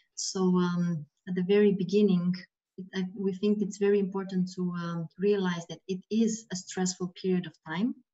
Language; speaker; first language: English; non-native, fluent; Romanian